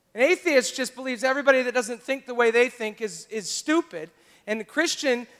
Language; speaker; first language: English; native; English